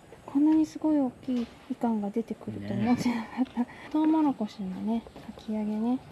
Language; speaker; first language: Japanese; native; Japanese